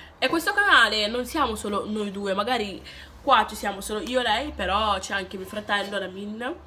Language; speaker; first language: Italian; early bilingual, other home language; Wolof